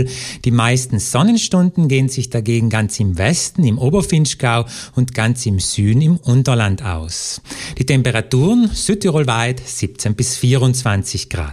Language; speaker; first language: German; native; German